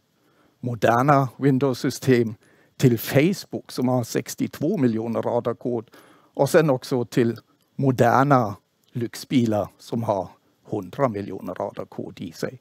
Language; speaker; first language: Swedish; non-native, fluent; German